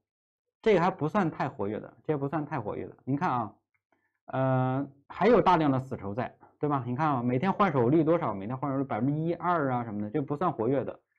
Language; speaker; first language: Chinese; native; Chinese